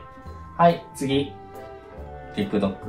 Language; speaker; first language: Japanese; native; Japanese